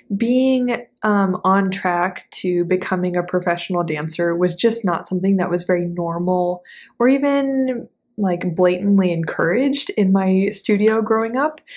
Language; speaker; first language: English; native; English